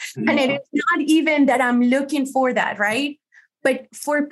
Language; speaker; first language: English; non-native, fluent; Spanish